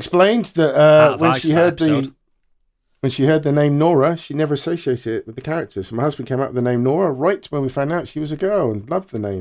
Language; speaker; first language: English; native; English